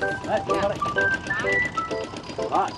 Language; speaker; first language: Vietnamese; native; Vietnamese